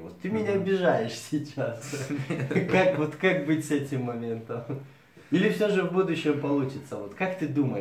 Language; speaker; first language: Russian; native; Russian